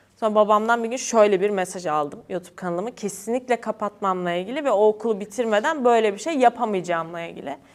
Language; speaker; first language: Turkish; native; Turkish